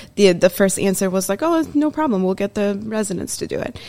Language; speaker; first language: English; early bilingual, other home language; Persian